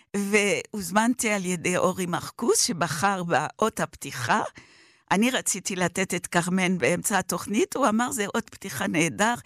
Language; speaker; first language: Hebrew; non-native, fluent; French